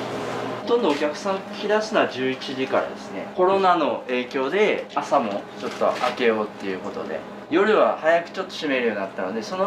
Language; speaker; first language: Japanese; native; Japanese